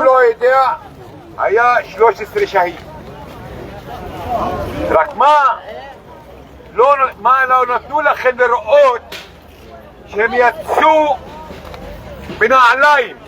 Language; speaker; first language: Hebrew; non-native, local second language; Arabic